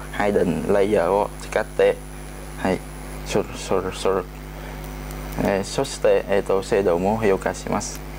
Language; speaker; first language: Japanese; non-native, learner; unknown